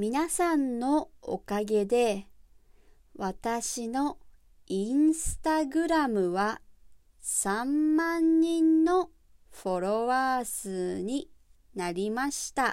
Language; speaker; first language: Japanese; native; Japanese